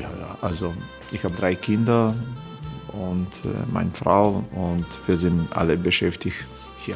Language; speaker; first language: German; non-native, fluent; Croatian